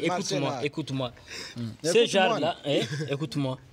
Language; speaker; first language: French; non-native, local second language; Rundi